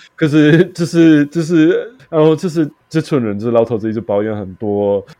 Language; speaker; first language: Chinese; non-native, fluent; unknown